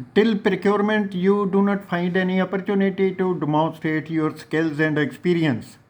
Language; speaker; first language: English; non-native, local second language; Punjabi